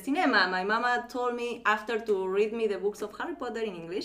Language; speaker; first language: English; non-native, fluent; Spanish